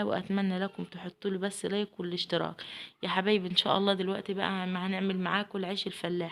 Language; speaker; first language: Arabic; native; Arabic